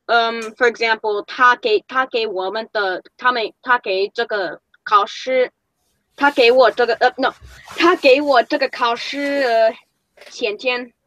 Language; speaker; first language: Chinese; non-native, learner; English